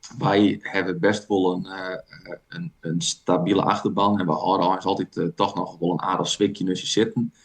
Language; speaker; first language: Dutch; non-native, local second language; Western Frisian